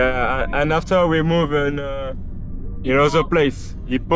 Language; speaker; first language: English; non-native, learner; French